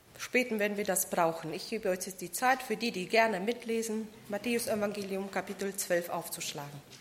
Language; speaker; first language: German; non-native, fluent; Polish